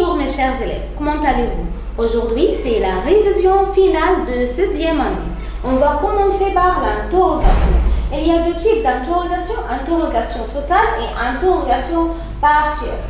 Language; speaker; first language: French; non-native, fluent; Arabic